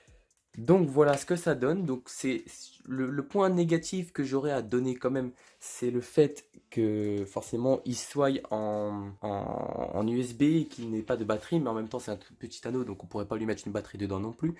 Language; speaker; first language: French; native; French